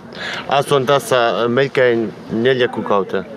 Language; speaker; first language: Finnish; non-native, learner; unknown